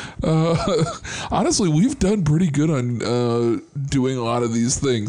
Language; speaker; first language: English; native; English